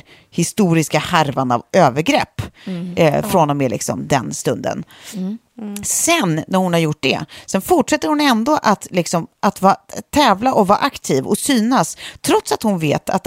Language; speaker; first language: Swedish; native; Swedish